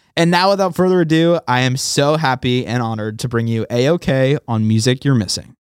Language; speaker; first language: English; native; English